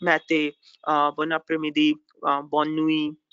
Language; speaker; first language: French; non-native, fluent; Hindi